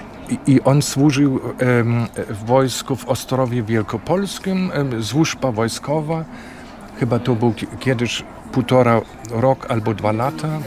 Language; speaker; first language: Polish; non-native, fluent; German